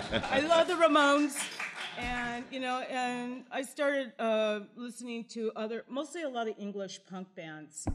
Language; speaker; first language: English; native; English